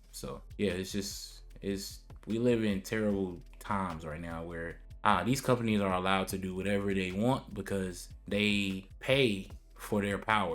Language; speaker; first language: English; native; English